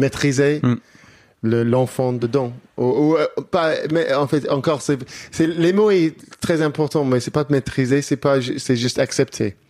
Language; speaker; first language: French; non-native, learner; English